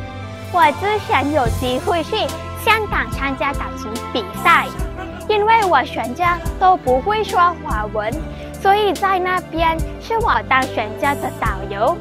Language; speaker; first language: Chinese; non-native, learner; Thai